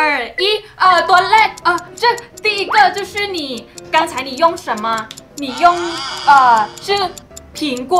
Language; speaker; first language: Chinese; non-native, learner; Thai